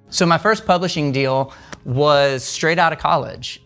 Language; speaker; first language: English; native; English